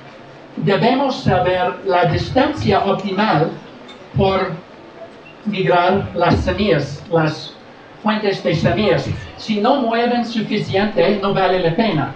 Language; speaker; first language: Spanish; non-native, learner; English